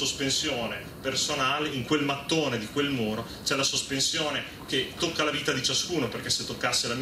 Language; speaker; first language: Italian; native; Italian